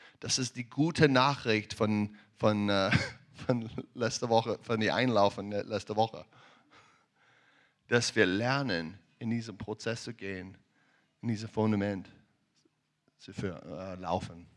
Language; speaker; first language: German; non-native, learner; English